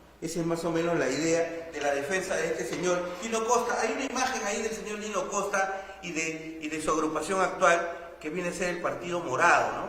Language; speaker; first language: Spanish; native; Spanish